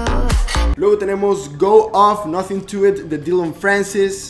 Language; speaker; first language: Spanish; native; Spanish